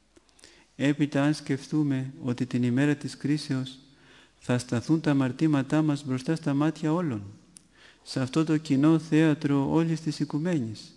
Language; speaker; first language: Greek; native; Greek